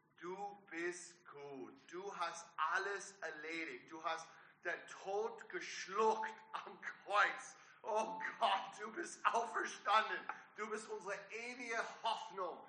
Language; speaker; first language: German; non-native, learner; English